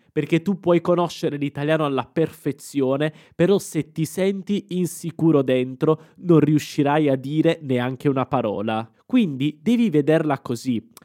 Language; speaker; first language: Italian; native; Italian